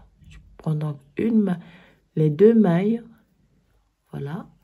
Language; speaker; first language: French; native; French